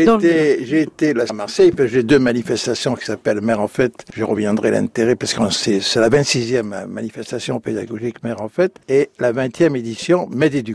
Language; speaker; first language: French; native; French